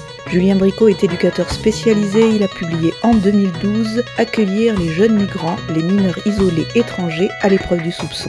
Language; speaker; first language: French; native; French